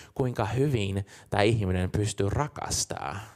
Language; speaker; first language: Finnish; non-native, fluent; Portuguese